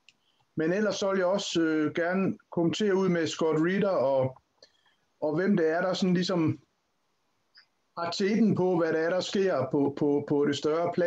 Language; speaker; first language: Danish; native; Danish